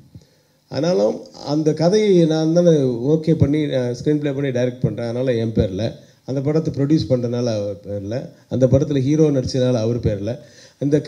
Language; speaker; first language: Tamil; native; Tamil